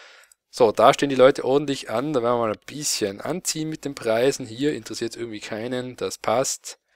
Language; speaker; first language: German; native; German